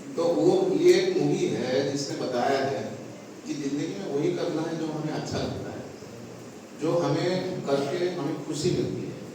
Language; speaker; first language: Hindi; non-native, local second language; Odia